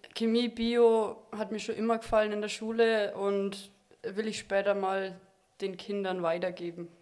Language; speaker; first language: German; native; German